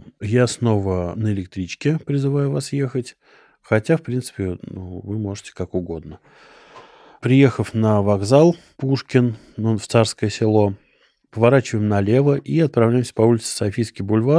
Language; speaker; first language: Russian; native; Russian